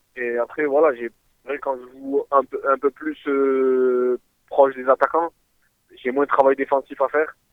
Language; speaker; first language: French; native; French